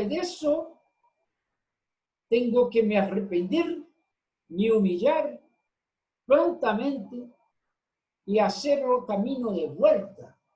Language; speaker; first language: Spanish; non-native, fluent; Portuguese